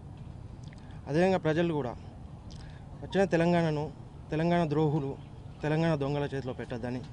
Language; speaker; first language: Telugu; native; Telugu